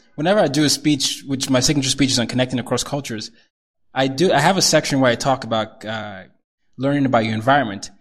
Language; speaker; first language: English; non-native, local second language; Yoruba